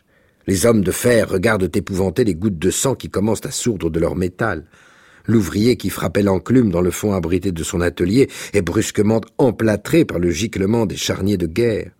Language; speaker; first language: French; native; French